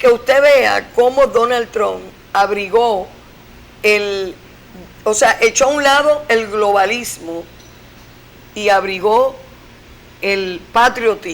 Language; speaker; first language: Spanish; native; Spanish